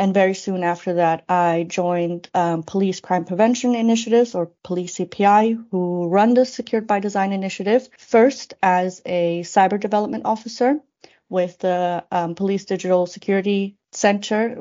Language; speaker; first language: English; non-native, fluent; Spanish